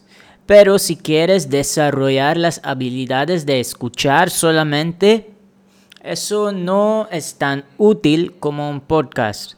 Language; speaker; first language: Spanish; non-native, fluent; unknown